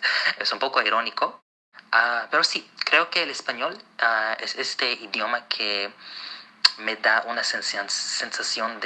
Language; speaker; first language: Spanish; non-native, fluent; Arabic